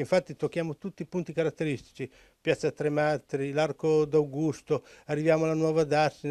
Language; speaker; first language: Italian; native; Italian